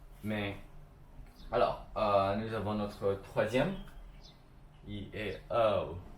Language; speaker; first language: French; non-native, learner; Chinese